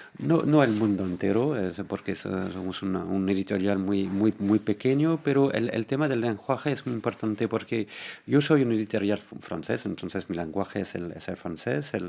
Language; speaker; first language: Spanish; non-native, fluent; French